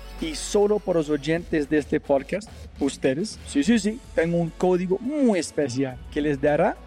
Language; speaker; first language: Spanish; non-native, fluent; English